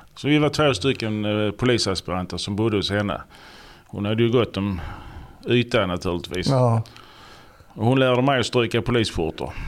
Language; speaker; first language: Swedish; native; Swedish